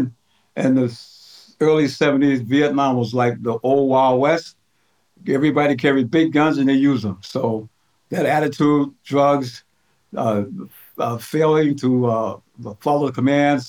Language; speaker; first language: English; native; English